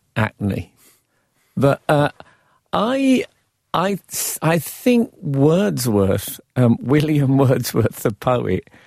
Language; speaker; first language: English; native; English